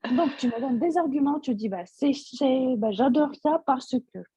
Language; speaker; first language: French; non-native, fluent; Russian